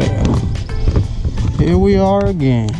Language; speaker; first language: English; native; English